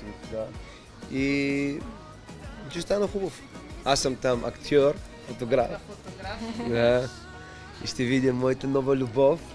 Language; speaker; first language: Bulgarian; non-native, learner; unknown